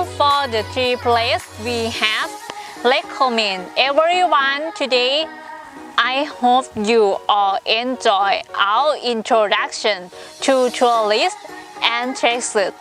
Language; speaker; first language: English; non-native, learner; Thai